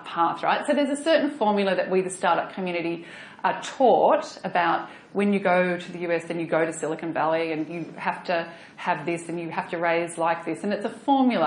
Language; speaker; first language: English; native; English